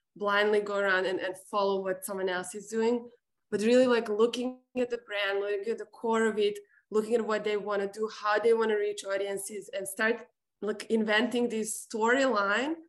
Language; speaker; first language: English; non-native, fluent; Serbian